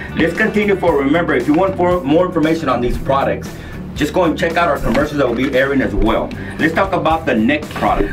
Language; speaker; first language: English; early bilingual, other home language; Spanish